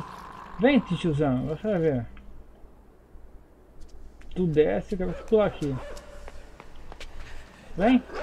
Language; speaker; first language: Portuguese; native; Portuguese